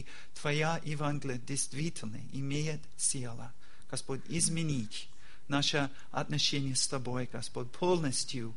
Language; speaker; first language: Russian; non-native, learner; English